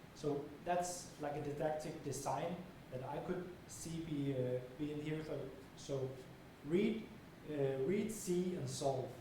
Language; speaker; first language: English; non-native, fluent; Danish